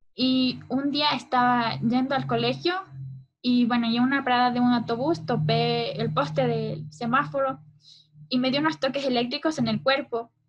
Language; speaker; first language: Spanish; native; Spanish